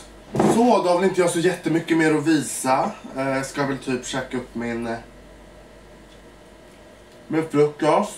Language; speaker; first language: Swedish; early bilingual, other home language; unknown